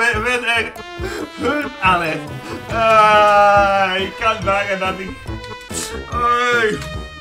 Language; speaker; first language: German; non-native, learner; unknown